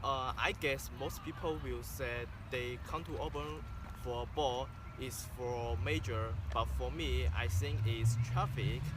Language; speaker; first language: English; non-native, learner; Chinese